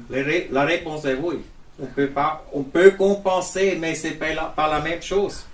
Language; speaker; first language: French; non-native, fluent; German